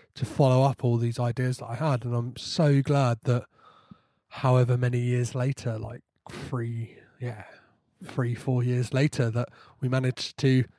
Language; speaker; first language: English; native; English